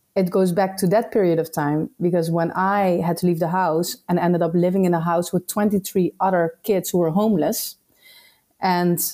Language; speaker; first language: English; non-native, fluent; Dutch